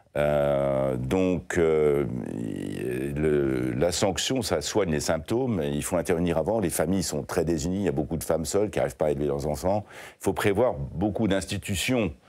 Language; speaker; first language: French; native; French